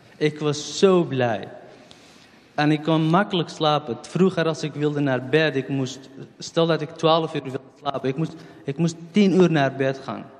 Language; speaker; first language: Dutch; non-native, fluent; Central Kurdish